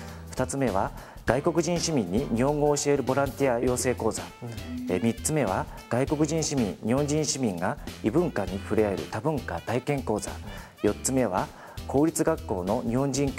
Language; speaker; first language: Japanese; native; Japanese